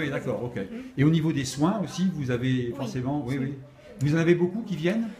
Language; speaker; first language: French; native; French